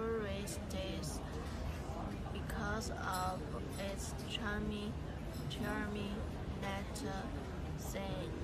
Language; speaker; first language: English; non-native, learner; Chinese